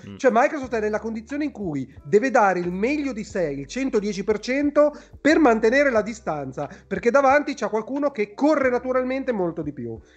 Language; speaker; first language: Italian; native; Italian